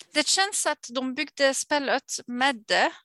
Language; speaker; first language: Swedish; non-native, fluent; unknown